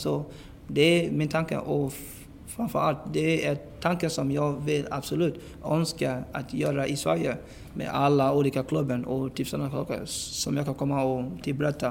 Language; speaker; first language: Swedish; non-native, fluent; English